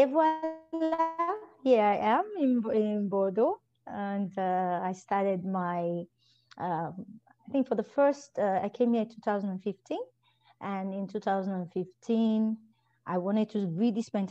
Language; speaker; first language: English; non-native, local second language; Igbo